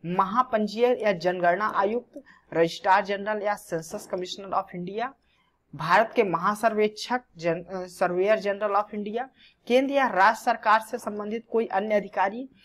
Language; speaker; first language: Hindi; native; Hindi